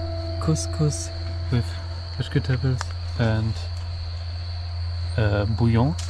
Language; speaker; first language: English; non-native, fluent; German